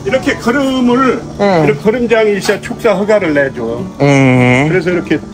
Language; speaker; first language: Korean; native; Korean